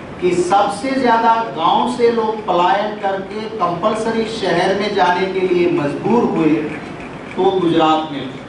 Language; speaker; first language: Hindi; non-native, local second language; Gujarati